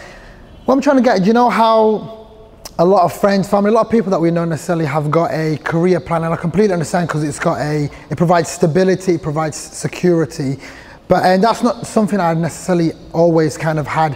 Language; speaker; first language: English; early bilingual, other home language; Somali